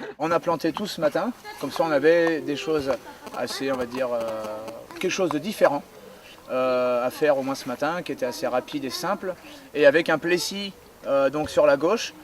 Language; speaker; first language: French; native; French